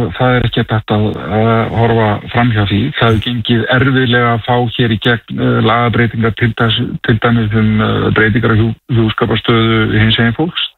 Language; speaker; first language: Icelandic; native; Icelandic